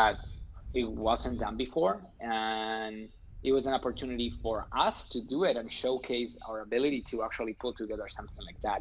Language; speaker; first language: English; non-native, fluent; Spanish